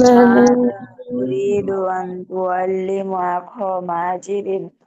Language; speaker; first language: Arabic; non-native, learner; Bangla